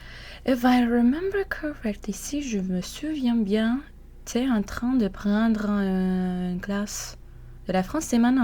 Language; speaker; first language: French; non-native, learner; English